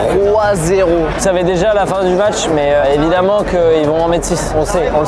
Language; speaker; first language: French; native; French